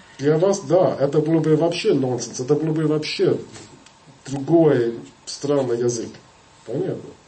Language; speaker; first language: Russian; non-native, fluent; English